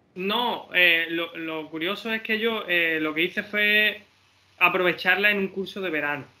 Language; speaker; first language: Spanish; native; Spanish